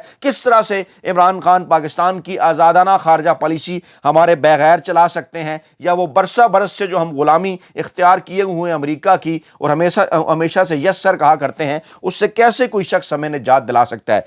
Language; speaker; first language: Urdu; native; Urdu